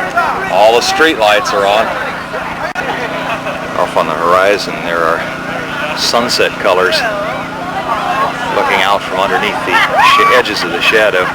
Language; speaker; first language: English; native; English